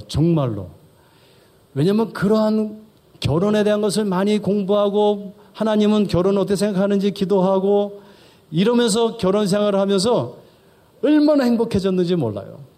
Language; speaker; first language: Korean; early bilingual, heritage; Korean